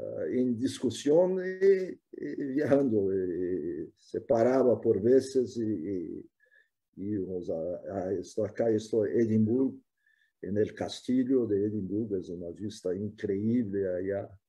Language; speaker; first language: Spanish; non-native, fluent; Portuguese